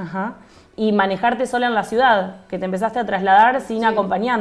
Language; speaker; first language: Spanish; native; Spanish